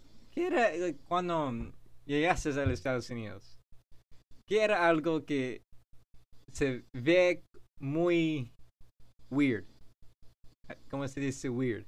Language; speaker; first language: Spanish; non-native, learner; English